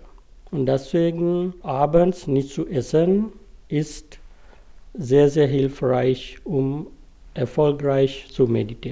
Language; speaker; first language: German; non-native, fluent; Sinhala